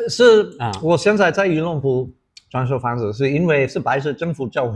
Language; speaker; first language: Chinese; non-native, fluent; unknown